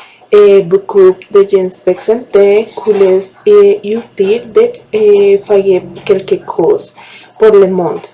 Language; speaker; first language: French; non-native, learner; Spanish